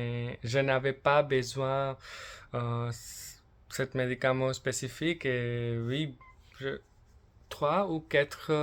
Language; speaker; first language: French; non-native, learner; English